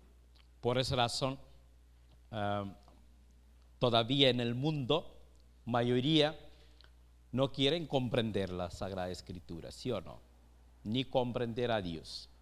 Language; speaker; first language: Spanish; non-native, fluent; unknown